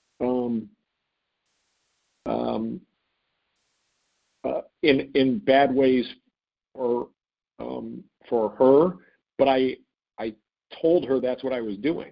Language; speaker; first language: English; native; English